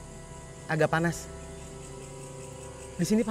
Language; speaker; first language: Indonesian; native; Indonesian